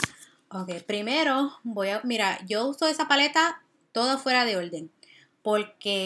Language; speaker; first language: Spanish; early bilingual, heritage; Spanish